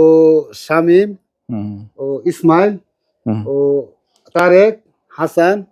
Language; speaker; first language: Hindi; non-native, learner; Bangla